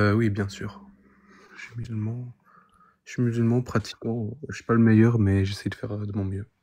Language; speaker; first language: French; non-native, local second language; Arabic